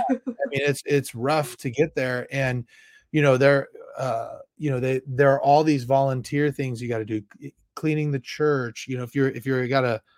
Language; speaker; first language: English; native; English